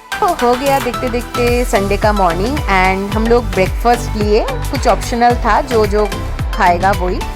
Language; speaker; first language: Hindi; non-native, local second language; Bangla